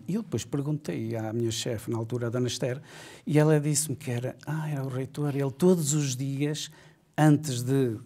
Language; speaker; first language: Portuguese; native; Portuguese